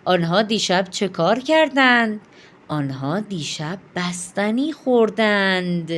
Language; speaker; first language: Persian; non-native, fluent; Urdu